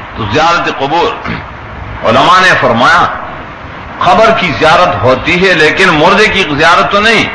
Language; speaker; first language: Urdu; non-native, local second language; Pashto